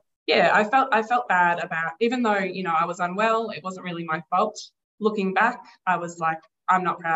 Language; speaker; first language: English; native; English